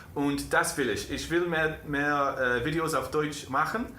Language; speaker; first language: German; non-native, learner; English